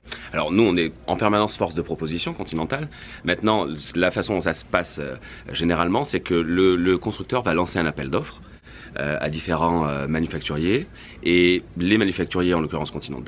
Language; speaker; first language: French; native; French